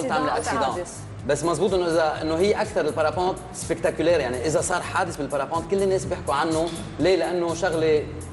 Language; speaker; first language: Arabic; native; Arabic